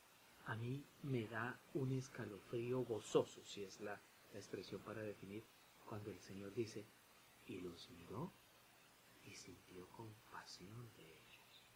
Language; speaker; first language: Spanish; native; Spanish